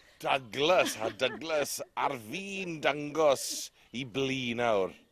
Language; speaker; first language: Welsh; native; Welsh